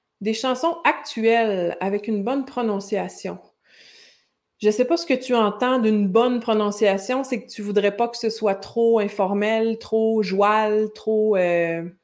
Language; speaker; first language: French; native; French